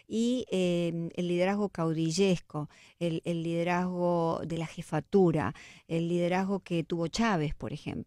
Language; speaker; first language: Spanish; native; Spanish